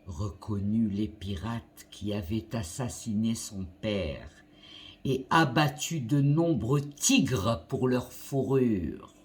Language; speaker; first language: French; non-native, local second language; Arabic